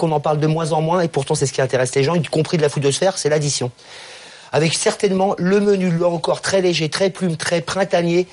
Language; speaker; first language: French; native; French